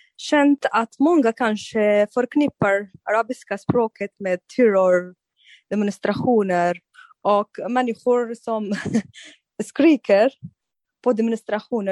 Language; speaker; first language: Swedish; non-native, fluent; Arabic